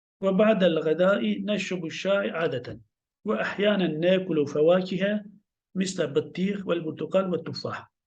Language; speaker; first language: Arabic; non-native, fluent; Turkish